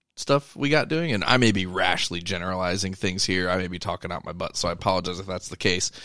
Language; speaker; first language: English; native; English